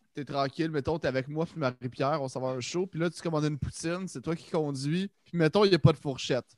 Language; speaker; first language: French; native; French